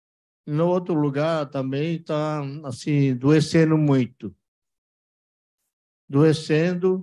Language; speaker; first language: Portuguese; non-native, local second language; Yanomámi